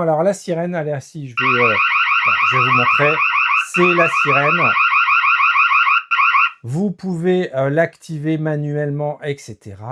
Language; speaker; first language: French; native; French